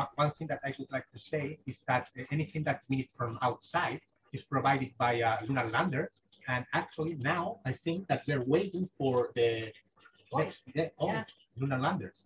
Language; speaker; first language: English; non-native, fluent; Spanish